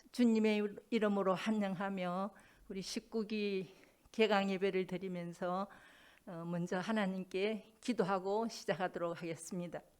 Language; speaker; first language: Korean; native; Korean